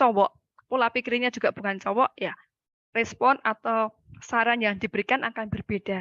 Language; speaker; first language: Malay; native; Malay